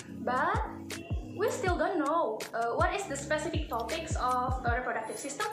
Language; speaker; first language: English; non-native, fluent; Indonesian